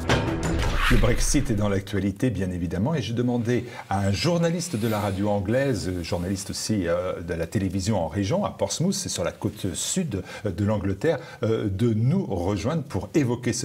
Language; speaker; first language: French; native; French